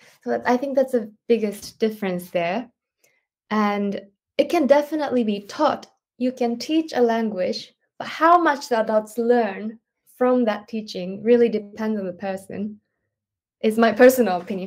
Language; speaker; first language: English; non-native, fluent; Japanese